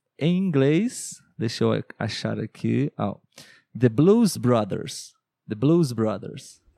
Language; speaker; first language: Portuguese; native; Portuguese